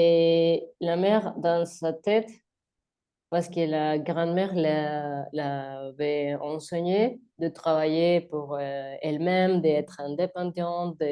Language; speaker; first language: French; non-native, learner; Spanish